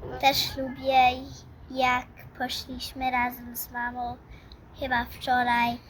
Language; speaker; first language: Polish; early bilingual, heritage; Polish